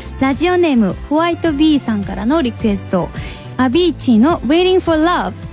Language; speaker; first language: Japanese; non-native, fluent; Korean